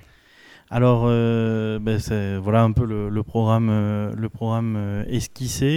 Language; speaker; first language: French; native; French